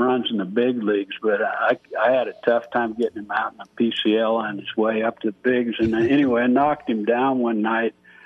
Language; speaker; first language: English; native; English